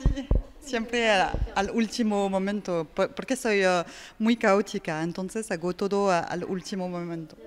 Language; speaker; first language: Spanish; non-native, fluent; French